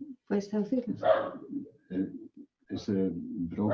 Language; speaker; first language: Spanish; non-native, fluent; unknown